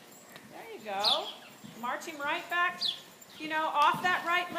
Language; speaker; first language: English; native; English